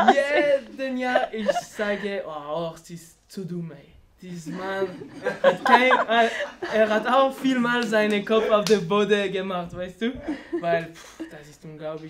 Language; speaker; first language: German; non-native, learner; French